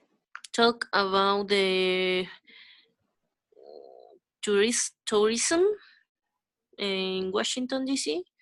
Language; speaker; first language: English; non-native, learner; Spanish